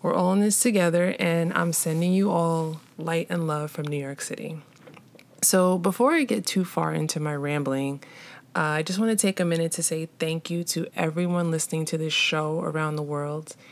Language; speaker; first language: English; native; English